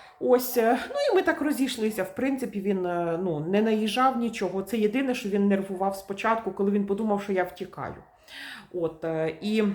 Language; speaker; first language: Ukrainian; native; Ukrainian